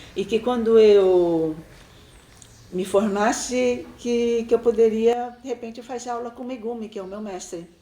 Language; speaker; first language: Portuguese; early bilingual, other home language; Chinese